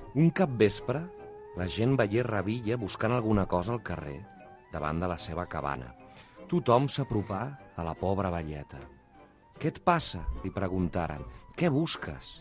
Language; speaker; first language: Catalan; native; Catalan